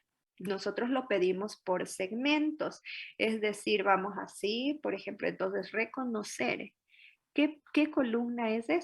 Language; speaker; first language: Spanish; native; Spanish